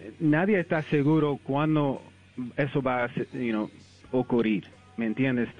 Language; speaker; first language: Spanish; early bilingual, heritage; English